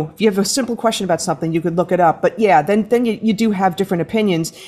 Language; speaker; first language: English; native; English